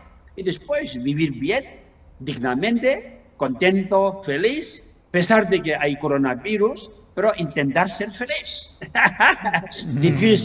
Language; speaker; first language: Spanish; non-native, learner; Tibetan